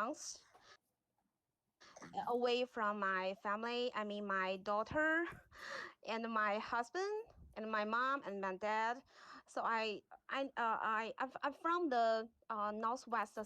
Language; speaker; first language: English; non-native, learner; Chinese